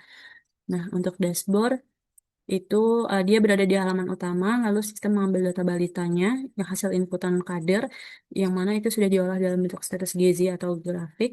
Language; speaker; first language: Indonesian; native; Indonesian